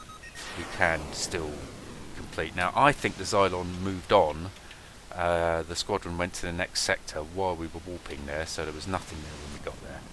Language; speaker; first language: English; native; English